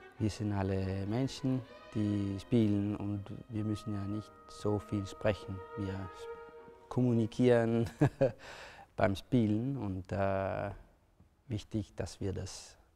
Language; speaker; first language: German; non-native, fluent; Danish